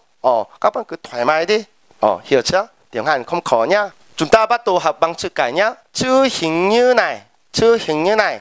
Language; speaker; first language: Vietnamese; non-native, fluent; Korean